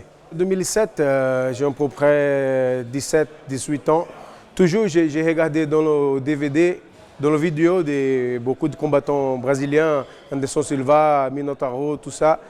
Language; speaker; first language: French; non-native, learner; Portuguese